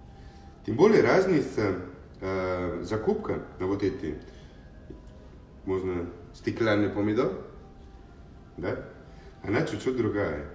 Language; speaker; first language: Russian; non-native, learner; Italian